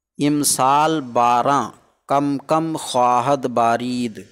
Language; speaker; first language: Persian; non-native, fluent; Urdu